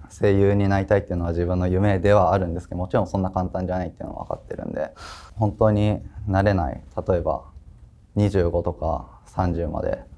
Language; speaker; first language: Japanese; native; Japanese